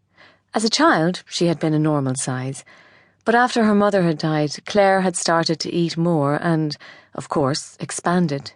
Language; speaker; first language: English; native; English